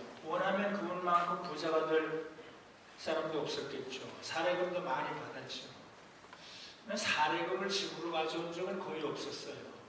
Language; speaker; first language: Korean; native; Korean